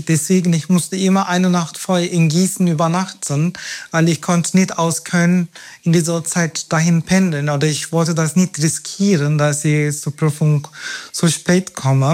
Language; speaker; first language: German; non-native, fluent; Turkish